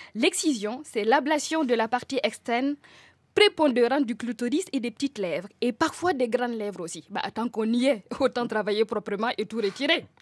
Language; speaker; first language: French; non-native, local second language; Mossi